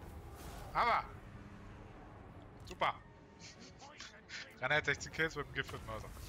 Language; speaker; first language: German; native; German